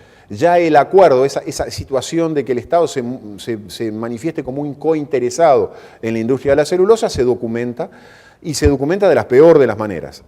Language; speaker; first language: Spanish; native; Spanish